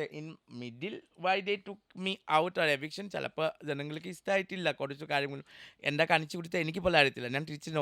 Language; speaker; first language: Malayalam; non-native, local second language; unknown